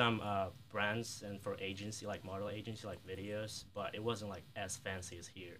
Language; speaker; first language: English; non-native, fluent; Ukrainian